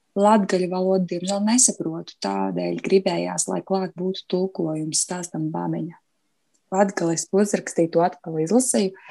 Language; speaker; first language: Latvian; native; Latvian